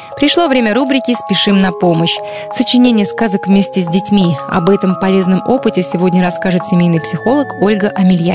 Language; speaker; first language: Russian; native; Russian